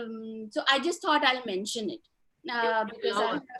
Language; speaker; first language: English; non-native, local second language; Hindi